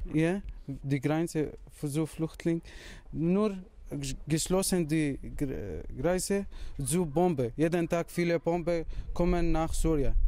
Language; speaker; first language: German; non-native, learner; Arabic